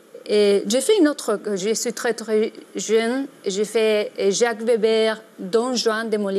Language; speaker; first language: French; non-native, learner; Spanish